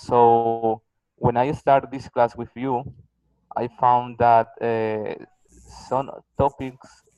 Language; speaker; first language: English; non-native, learner; Spanish